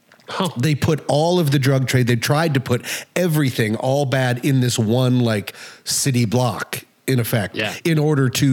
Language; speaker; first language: English; native; English